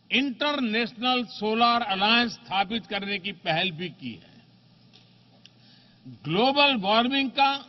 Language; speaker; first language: Hindi; non-native, local second language; Gujarati